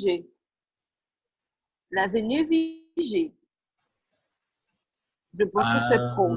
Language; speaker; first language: French; non-native, learner; Portuguese